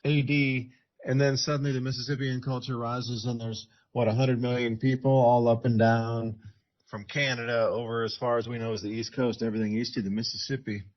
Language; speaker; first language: English; native; English